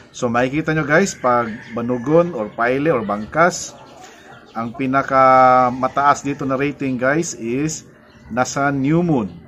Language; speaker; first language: Filipino; non-native, local second language; Cebuano